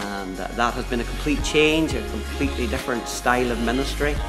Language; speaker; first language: English; native; English